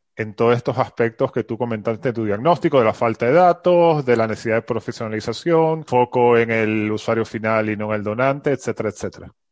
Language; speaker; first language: Spanish; native; Spanish